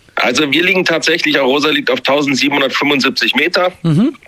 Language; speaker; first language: German; native; German